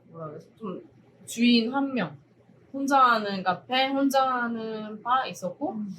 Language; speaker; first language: Korean; native; Korean